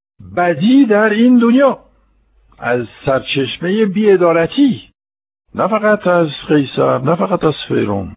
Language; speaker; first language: Persian; non-native, fluent; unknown